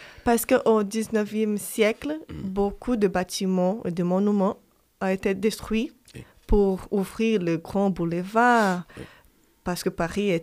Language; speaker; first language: French; non-native, fluent; Portuguese